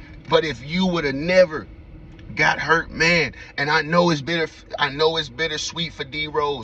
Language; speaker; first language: English; native; English